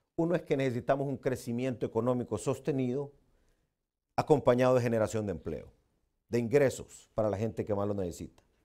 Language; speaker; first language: Spanish; native; Spanish